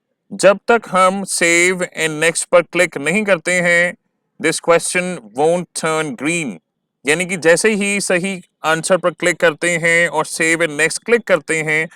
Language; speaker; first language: Hindi; native; Hindi